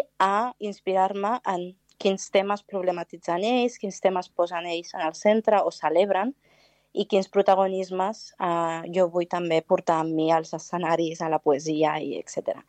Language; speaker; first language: Catalan; non-native, local second language; Spanish